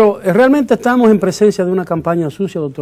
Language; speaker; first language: Spanish; native; Spanish